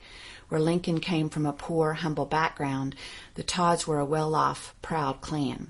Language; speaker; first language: English; native; English